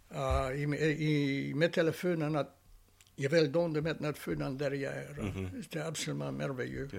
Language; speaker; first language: French; native; French